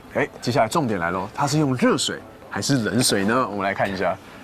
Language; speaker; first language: Chinese; native; Chinese